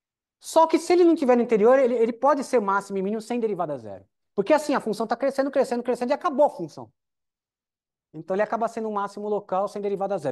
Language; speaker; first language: Portuguese; native; Portuguese